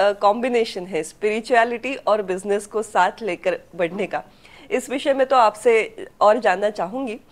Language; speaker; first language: Hindi; non-native, local second language; Marathi